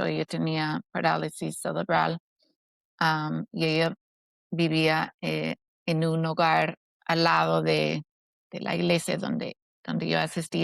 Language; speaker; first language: Spanish; non-native, fluent; English